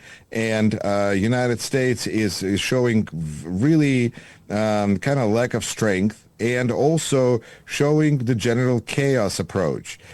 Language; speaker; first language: English; non-native, fluent; Russian